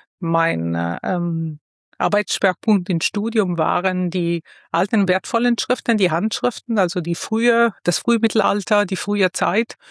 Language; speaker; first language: German; non-native, fluent; Italian